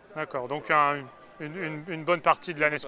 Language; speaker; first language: French; native; French